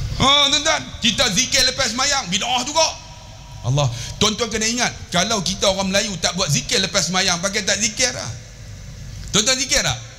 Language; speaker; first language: Malay; native; Malay